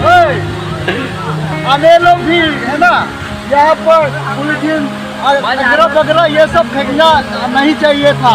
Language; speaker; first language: Hindi; non-native, local second language; Karbi